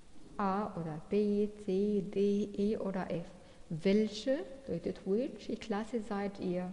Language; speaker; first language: German; non-native, fluent; Arabic